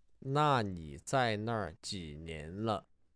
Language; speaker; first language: Chinese; non-native, learner; English